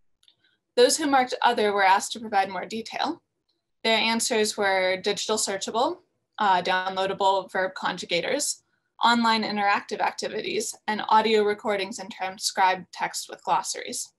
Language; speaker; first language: English; native; English